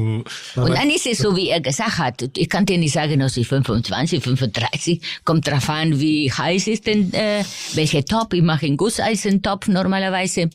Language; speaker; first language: German; non-native, fluent; Spanish